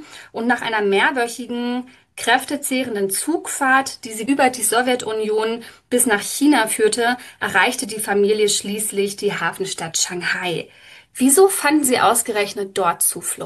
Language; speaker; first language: German; native; German